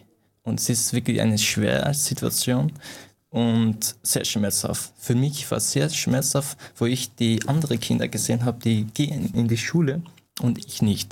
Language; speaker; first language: German; non-native, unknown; Persian